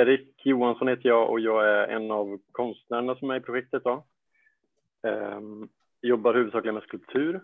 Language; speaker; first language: Swedish; native; Swedish